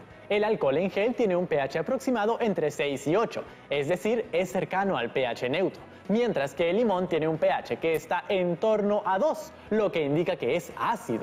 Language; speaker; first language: Spanish; native; Spanish